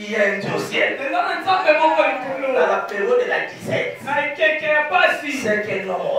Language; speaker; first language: French; non-native, local second language; Lingala